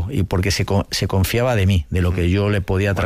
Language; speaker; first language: Spanish; native; Spanish